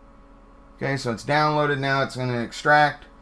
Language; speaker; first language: English; native; English